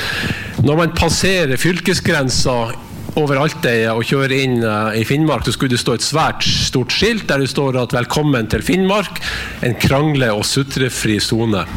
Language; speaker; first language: Norwegian; native; Norwegian